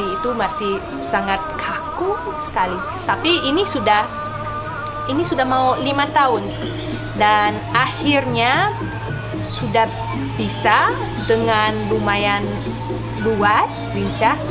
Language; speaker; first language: Indonesian; non-native, fluent; English